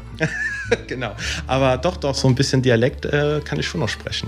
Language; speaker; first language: German; early bilingual, other home language; Italian